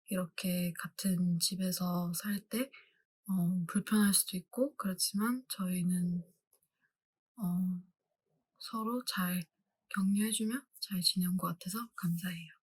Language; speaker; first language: Korean; early bilingual, heritage; Korean